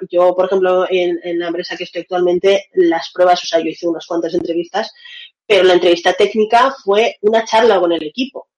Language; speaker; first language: Spanish; early bilingual, other home language; Russian